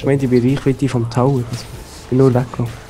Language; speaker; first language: German; native; German